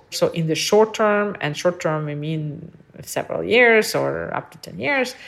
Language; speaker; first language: English; early bilingual, other home language; Ukrainian